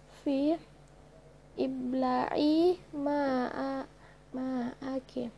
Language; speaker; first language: Arabic; non-native, learner; Indonesian